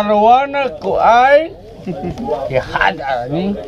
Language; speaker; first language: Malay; non-native, local second language; Sundanese